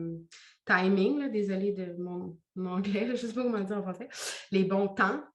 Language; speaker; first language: French; native; French